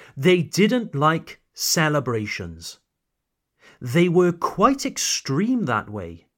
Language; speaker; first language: English; native; English